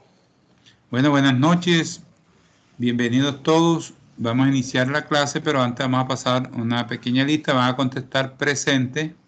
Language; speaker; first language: Spanish; native; Spanish